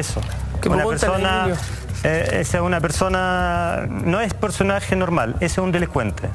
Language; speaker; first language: Spanish; native; Spanish